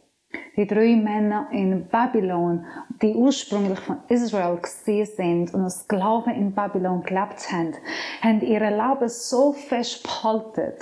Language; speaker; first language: German; non-native, fluent; Persian